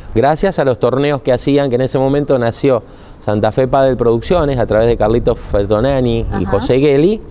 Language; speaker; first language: Spanish; native; Spanish